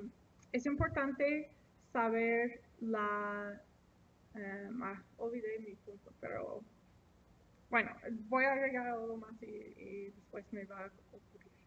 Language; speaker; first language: Spanish; non-native, fluent; English